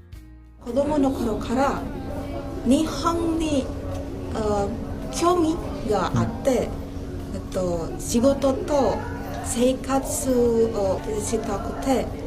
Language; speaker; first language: Japanese; non-native, learner; Indonesian